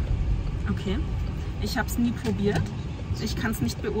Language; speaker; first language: German; early bilingual, other home language; Turkish